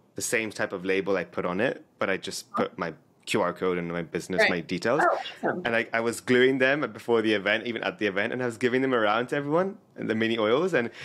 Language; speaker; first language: English; native; English